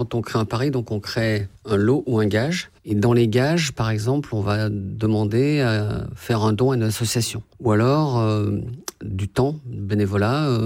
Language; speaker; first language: French; native; French